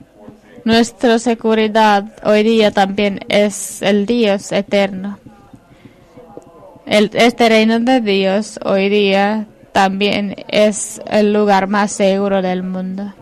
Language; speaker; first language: Spanish; non-native, fluent; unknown